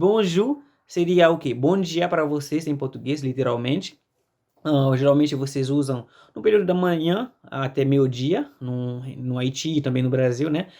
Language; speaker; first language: Portuguese; non-native, fluent; Haitian Creole